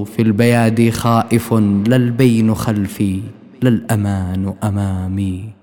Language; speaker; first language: Arabic; native; Arabic